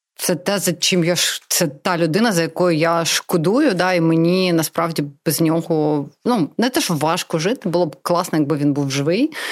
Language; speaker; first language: Ukrainian; non-native, local second language; Russian